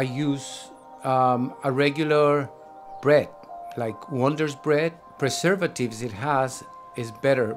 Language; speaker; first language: English; non-native, fluent; Spanish